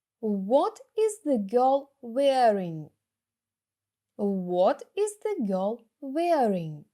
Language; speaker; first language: English; non-native, fluent; Ukrainian